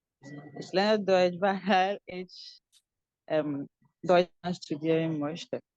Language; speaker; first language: German; non-native, learner; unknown